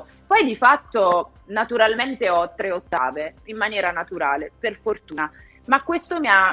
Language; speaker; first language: Italian; native; Italian